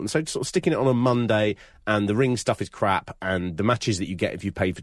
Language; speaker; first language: English; native; English